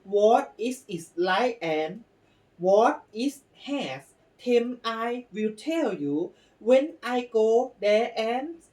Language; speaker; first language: English; non-native, learner; Thai